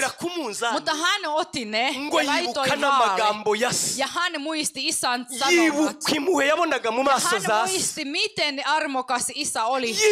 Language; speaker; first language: Finnish; non-native, fluent; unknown